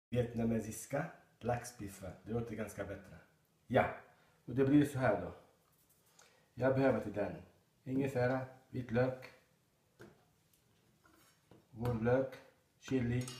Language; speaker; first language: Swedish; non-native, learner; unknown